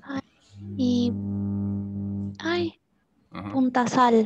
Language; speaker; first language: Korean; non-native, learner; Spanish